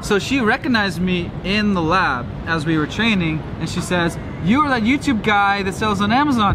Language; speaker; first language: English; native; English